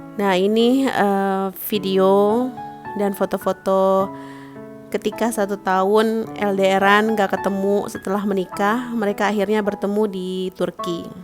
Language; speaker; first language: Indonesian; native; Indonesian